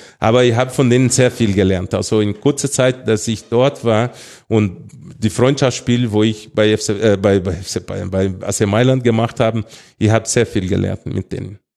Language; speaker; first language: German; non-native, fluent; Portuguese